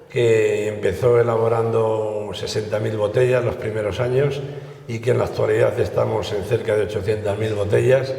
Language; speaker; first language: Spanish; native; Spanish